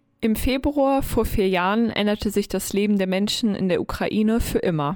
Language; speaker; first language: German; native; German